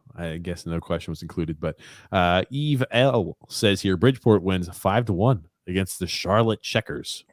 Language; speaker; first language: English; native; English